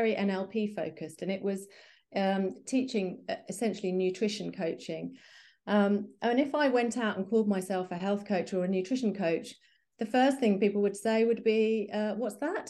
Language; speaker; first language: English; native; English